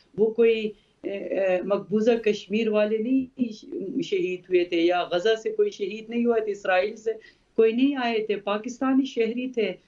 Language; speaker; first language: Urdu; non-native, local second language; Khowar